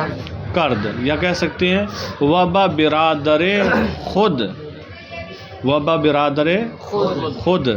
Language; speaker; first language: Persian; non-native, fluent; Urdu